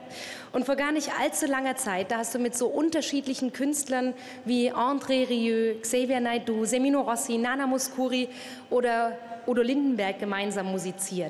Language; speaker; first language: German; native; German